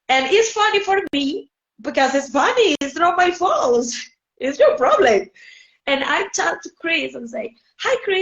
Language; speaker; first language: English; non-native, learner; Spanish